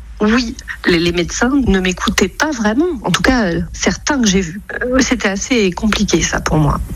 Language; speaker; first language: French; native; French